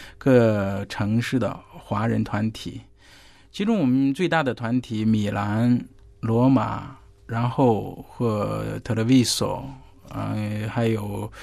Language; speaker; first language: Chinese; native; Chinese